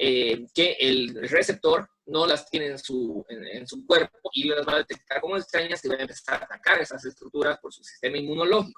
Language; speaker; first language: Spanish; native; Spanish